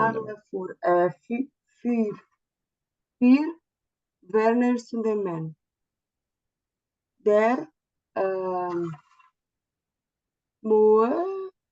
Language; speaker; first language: German; non-native, learner; Portuguese